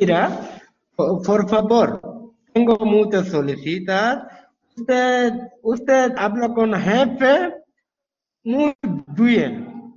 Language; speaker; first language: Spanish; non-native, learner; Bangla